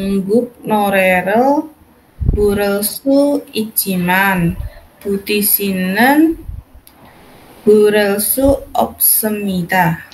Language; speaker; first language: Korean; non-native, learner; Indonesian